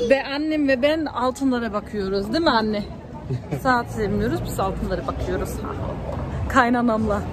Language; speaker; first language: Turkish; non-native, learner; German